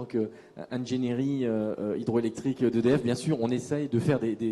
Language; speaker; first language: French; native; French